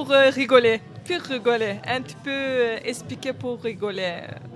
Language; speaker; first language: French; non-native, learner; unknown